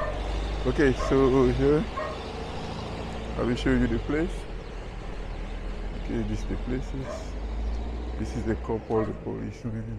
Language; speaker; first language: English; non-native, learner; French